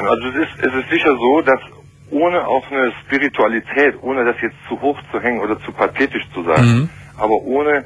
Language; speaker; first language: German; native; German